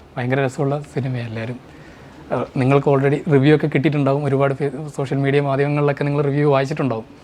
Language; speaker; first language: Malayalam; native; Malayalam